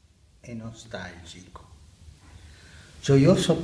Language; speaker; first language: Italian; non-native, learner; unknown